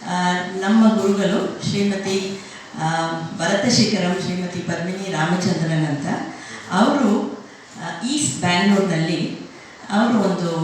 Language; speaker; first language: Kannada; non-native, local second language; Telugu